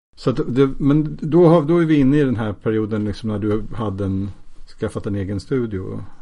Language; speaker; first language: Swedish; native; Swedish